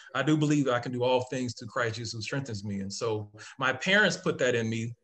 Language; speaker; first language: English; native; English